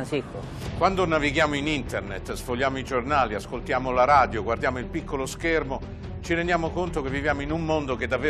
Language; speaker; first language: Italian; native; Italian